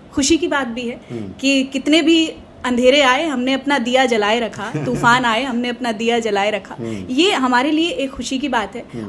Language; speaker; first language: Hindi; native; Hindi